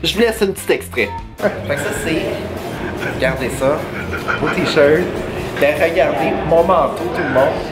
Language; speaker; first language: French; native; French